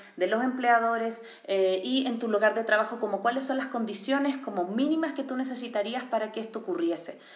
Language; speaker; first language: Spanish; native; Spanish